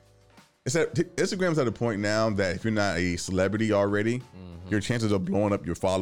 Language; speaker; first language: English; native; English